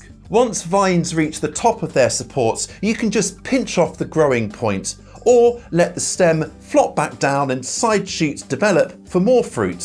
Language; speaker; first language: English; native; English